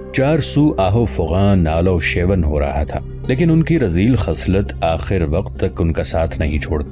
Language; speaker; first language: Urdu; native; Urdu